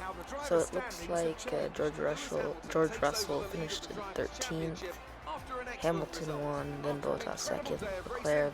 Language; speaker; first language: English; native; English